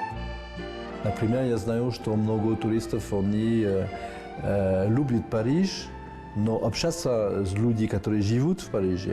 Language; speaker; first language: Russian; non-native, fluent; French